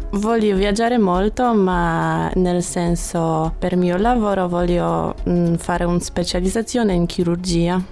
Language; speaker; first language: Italian; non-native, learner; Polish